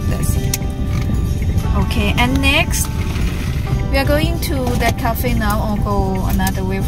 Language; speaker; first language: English; non-native, fluent; Filipino